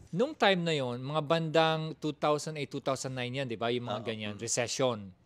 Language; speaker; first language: Filipino; native; Filipino